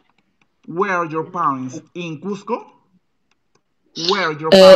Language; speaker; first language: English; non-native, fluent; Spanish